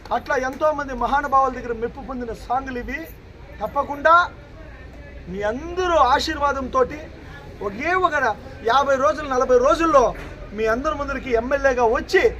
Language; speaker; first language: Telugu; native; Telugu